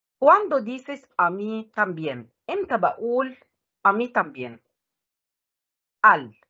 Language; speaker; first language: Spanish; non-native, fluent; Arabic